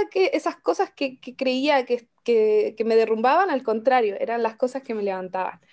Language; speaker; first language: Spanish; native; Spanish